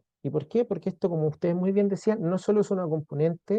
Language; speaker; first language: Spanish; native; Spanish